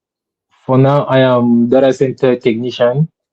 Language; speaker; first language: English; non-native, learner; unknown